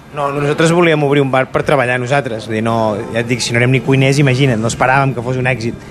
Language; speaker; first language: Catalan; native; Catalan